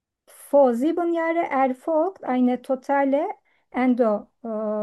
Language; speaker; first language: German; non-native, learner; Turkish